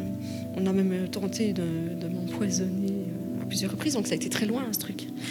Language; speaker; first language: French; native; French